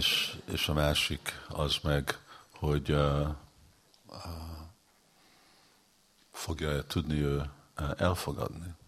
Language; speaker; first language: Hungarian; early bilingual, heritage; Hungarian